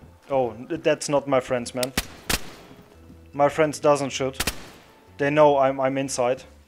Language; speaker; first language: English; non-native, learner; German